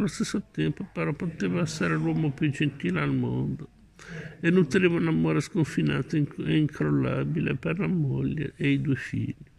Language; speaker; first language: Italian; native; Italian